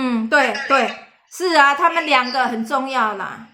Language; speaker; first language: Chinese; non-native, fluent; Indonesian